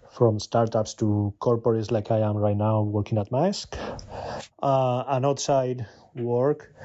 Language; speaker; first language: English; non-native, fluent; Spanish